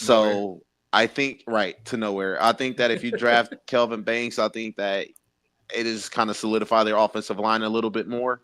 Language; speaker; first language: English; native; English